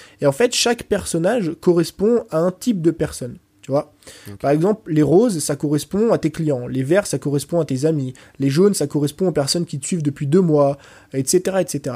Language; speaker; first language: French; early bilingual, other home language; Portuguese